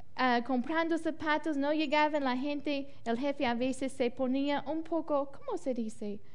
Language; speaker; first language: Spanish; non-native, fluent; English